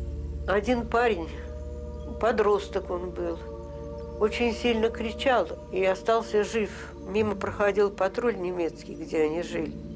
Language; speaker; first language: Russian; native; Russian